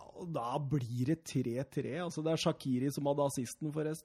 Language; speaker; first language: Norwegian; native; Norwegian